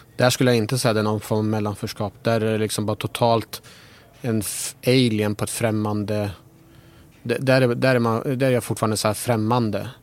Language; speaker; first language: Swedish; early bilingual, other home language; Persian